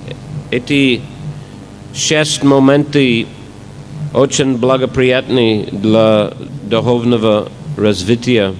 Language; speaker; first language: Russian; non-native, fluent; English